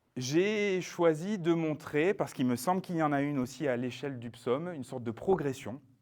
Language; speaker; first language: French; native; French